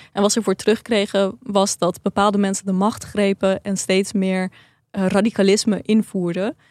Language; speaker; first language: Dutch; early bilingual, other home language; Persian